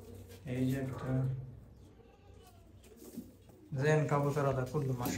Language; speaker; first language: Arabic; non-native, learner; Bangla